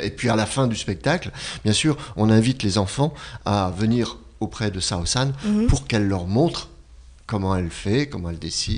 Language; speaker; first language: French; native; French